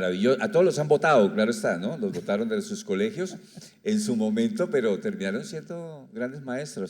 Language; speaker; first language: Spanish; native; Spanish